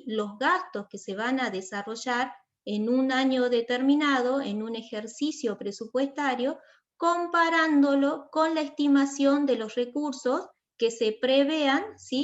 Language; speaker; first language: Spanish; native; Spanish